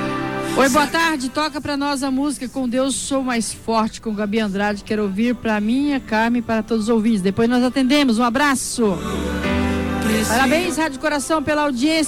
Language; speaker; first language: Portuguese; native; Portuguese